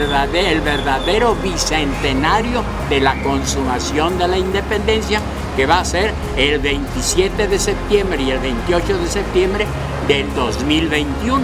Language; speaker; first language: Spanish; native; Spanish